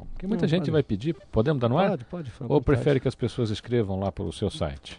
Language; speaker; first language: Portuguese; native; Portuguese